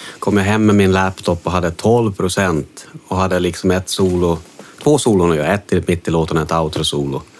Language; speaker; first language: Swedish; native; Swedish